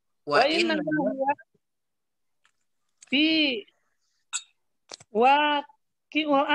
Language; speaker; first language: Arabic; non-native, learner; Indonesian